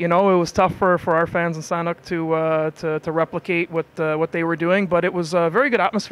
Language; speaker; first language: English; native; English